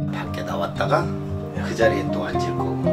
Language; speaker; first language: Korean; native; Korean